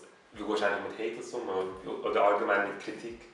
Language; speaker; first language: German; native; German